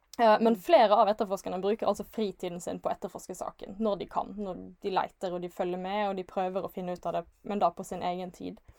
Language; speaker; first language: Norwegian; native; Norwegian